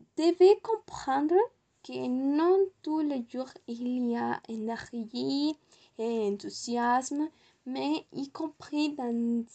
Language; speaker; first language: French; non-native, learner; Spanish